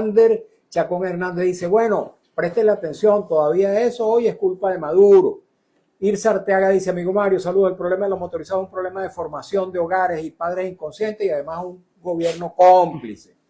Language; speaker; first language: Spanish; native; Spanish